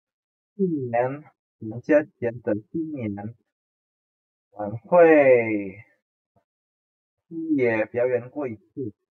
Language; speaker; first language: Chinese; non-native, fluent; Indonesian